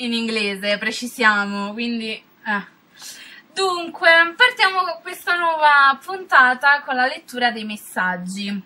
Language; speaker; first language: Italian; native; Italian